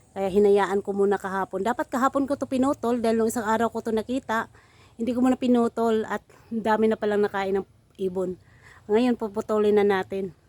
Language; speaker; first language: Filipino; non-native, local second language; Cebuano